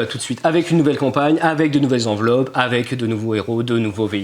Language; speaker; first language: French; native; French